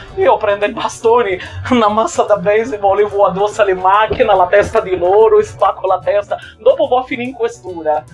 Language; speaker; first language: Italian; non-native, fluent; Portuguese